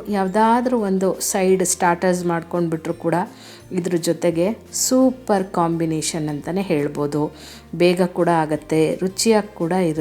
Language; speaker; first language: Kannada; native; Kannada